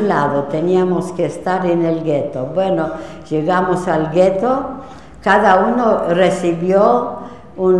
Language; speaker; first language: Spanish; non-native, fluent; Polish